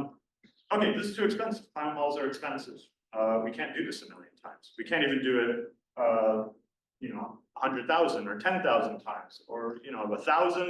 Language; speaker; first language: English; native; English